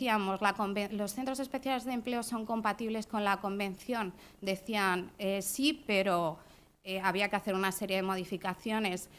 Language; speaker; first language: Spanish; native; Spanish